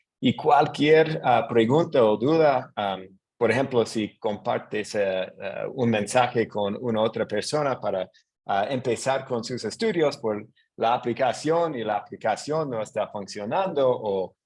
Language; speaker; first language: Spanish; non-native, fluent; English